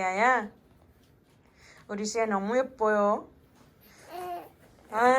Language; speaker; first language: Korean; non-native, learner; Hindi